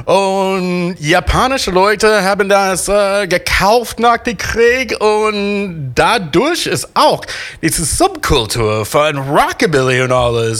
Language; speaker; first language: German; non-native, fluent; English